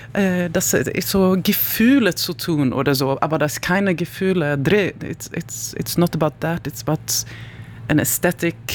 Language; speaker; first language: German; non-native, learner; Swedish